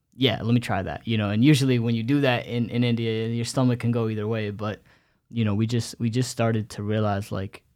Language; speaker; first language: English; early bilingual, other home language; Bangla